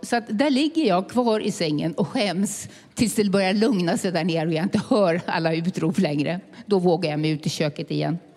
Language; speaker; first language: Swedish; native; Swedish